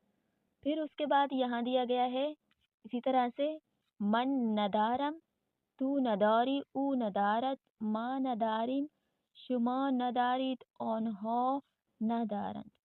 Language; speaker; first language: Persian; non-native, fluent; Urdu